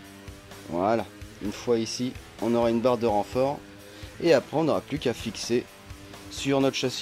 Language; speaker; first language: French; native; French